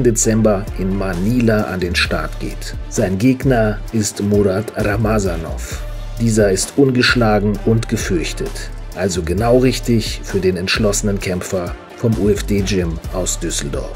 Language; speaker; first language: German; native; German